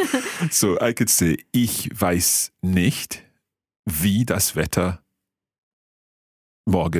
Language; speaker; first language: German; non-native, fluent; English